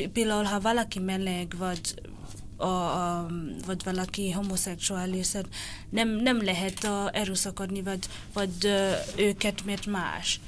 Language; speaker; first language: Hungarian; non-native, learner; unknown